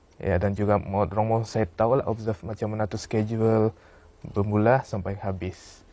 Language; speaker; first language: Malay; native; Malay